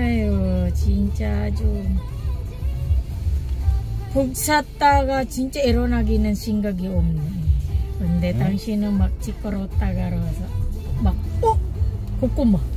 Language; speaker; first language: Korean; non-native, learner; Filipino